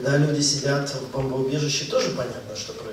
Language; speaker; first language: Russian; native; Russian